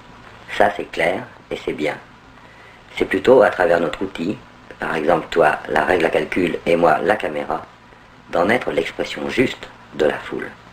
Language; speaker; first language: French; native; French